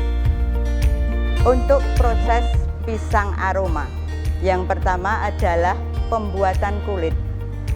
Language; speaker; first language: Indonesian; non-native, local second language; Javanese